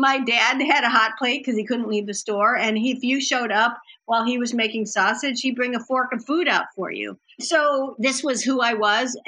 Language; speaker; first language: English; native; English